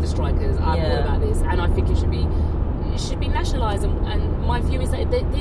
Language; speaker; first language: English; native; English